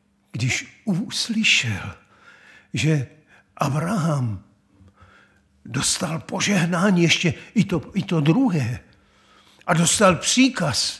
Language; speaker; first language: Czech; native; Czech